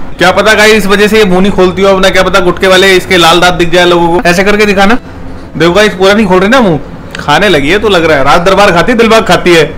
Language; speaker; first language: Hindi; native; Hindi